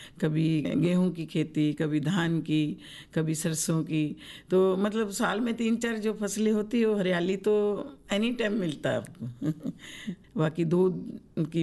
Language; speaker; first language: Hindi; native; Hindi